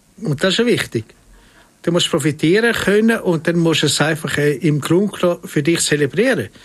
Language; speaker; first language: German; native; German